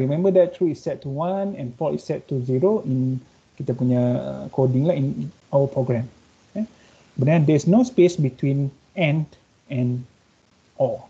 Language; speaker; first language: English; non-native, local second language; Malay